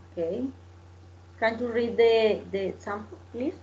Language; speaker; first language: English; non-native, learner; Spanish